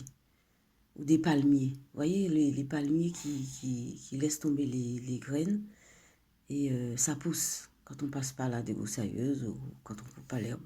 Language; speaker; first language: French; native; French